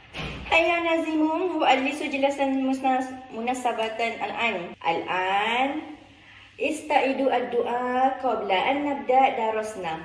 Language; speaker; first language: Arabic; non-native, learner; Malay